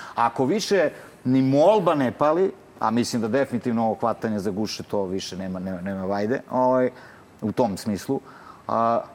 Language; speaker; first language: Serbian; native; Serbian